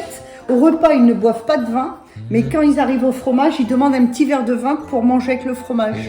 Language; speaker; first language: French; native; French